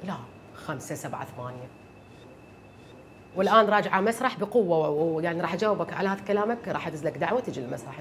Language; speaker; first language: Arabic; native; Arabic